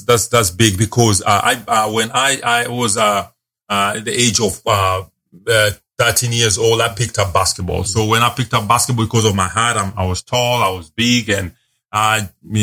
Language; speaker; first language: English; non-native, local second language; Luo (Kenya and Tanzania)